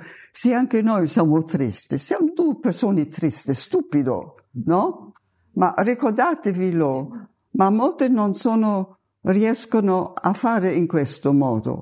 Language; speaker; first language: Italian; non-native, fluent; German